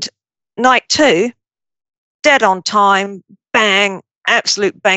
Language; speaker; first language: English; native; English